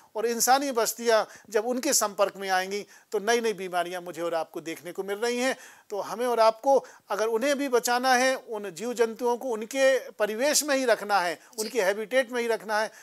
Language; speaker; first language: Hindi; native; Hindi